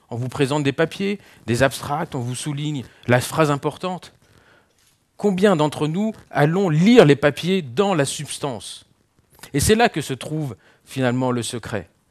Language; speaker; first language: French; native; French